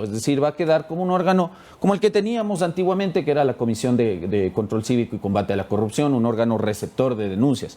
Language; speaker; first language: Spanish; native; Spanish